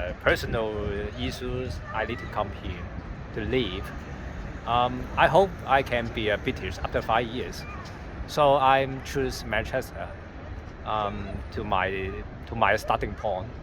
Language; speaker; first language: English; non-native, learner; Cantonese